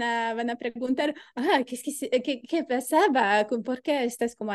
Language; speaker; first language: Spanish; non-native, learner; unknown